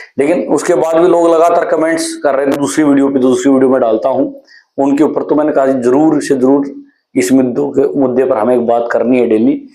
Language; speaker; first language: Hindi; native; Hindi